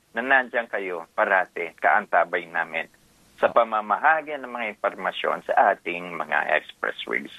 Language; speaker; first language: Filipino; native; Filipino